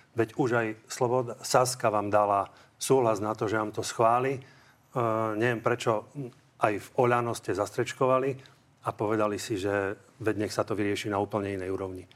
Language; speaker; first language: Slovak; native; Slovak